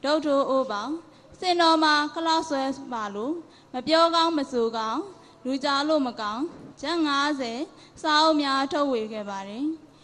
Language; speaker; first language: Burmese; native; Burmese